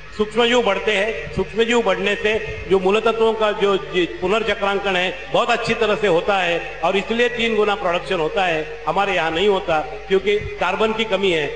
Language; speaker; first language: Hindi; non-native, local second language; Marathi